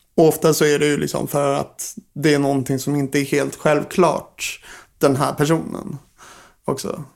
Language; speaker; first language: Swedish; native; Swedish